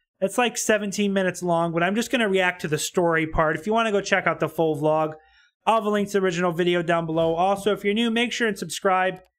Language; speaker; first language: English; native; English